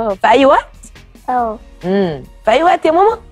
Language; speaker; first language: Arabic; native; Arabic